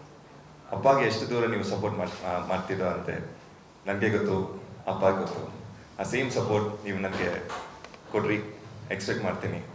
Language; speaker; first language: Kannada; non-native, learner; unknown